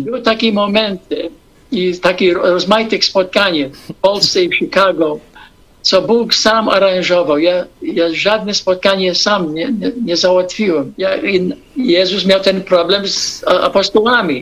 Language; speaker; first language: Polish; non-native, fluent; English